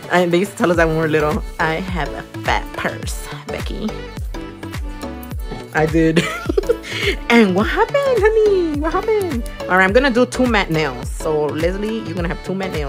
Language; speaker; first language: English; early bilingual, other home language; Spanish